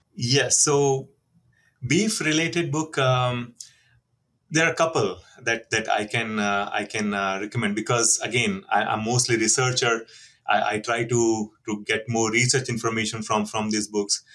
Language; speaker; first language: English; non-native, local second language; Hindi